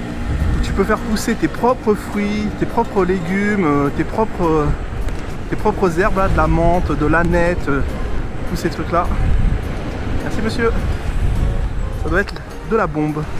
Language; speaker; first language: French; native; French